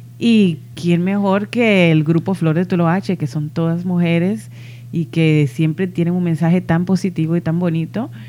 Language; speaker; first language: Spanish; early bilingual, heritage; Spanish